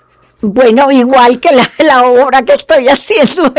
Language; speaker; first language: Spanish; native; Spanish